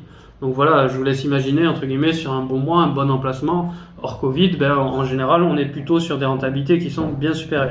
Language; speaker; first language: French; native; French